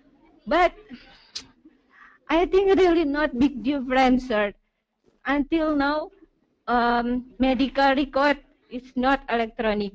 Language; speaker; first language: English; non-native, learner; Indonesian